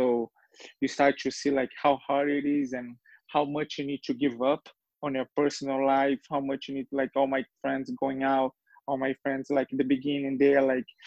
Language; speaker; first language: English; non-native, fluent; Portuguese